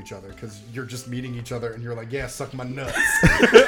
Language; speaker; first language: English; native; English